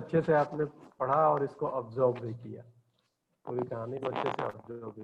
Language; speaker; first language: Hindi; native; Hindi